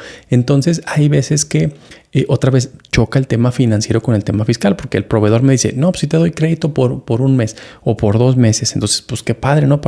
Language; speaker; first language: Spanish; native; Spanish